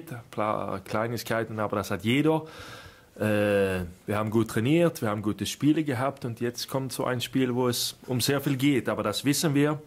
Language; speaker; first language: German; non-native, fluent; Swedish